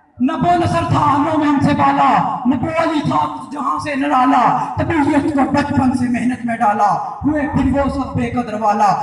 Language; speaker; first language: Urdu; non-native, local second language; Punjabi